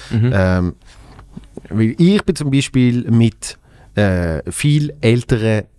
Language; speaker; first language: German; native; German